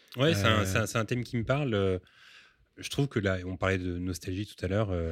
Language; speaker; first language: French; early bilingual, other home language; Spanish